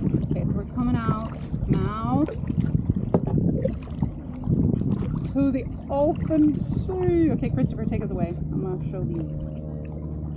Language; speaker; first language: English; non-native, fluent; Swedish